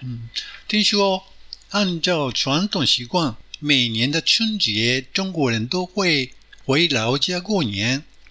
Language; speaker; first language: Chinese; non-native, fluent; Japanese